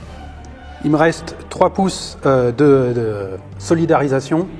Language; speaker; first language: French; native; French